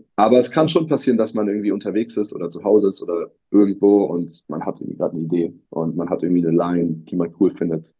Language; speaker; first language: German; native; German